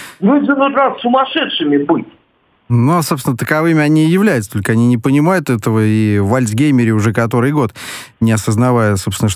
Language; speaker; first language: Russian; native; Russian